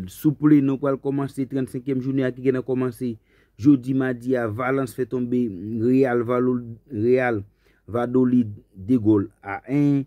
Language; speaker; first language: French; non-native, learner; Haitian Creole